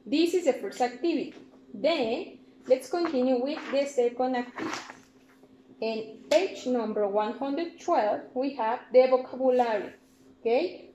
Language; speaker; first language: English; non-native, fluent; Spanish